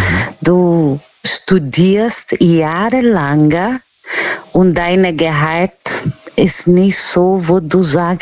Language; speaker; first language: German; non-native, fluent; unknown